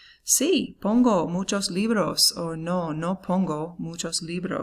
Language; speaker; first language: Spanish; non-native, fluent; English